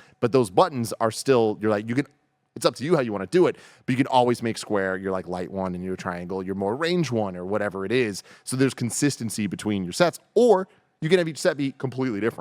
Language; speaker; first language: English; native; English